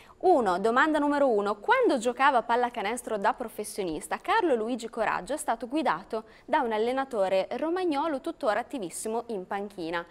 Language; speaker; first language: Italian; native; Italian